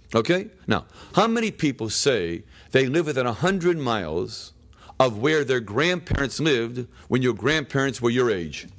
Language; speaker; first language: English; native; English